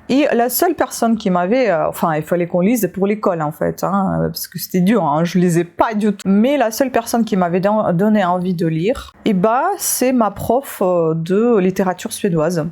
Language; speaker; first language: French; non-native, fluent; Russian